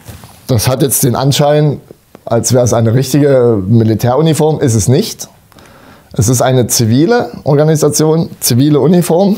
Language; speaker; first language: German; native; German